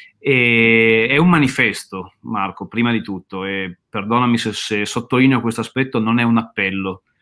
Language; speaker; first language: Italian; native; Italian